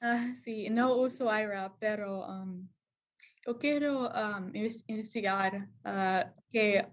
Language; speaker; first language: Spanish; non-native, learner; English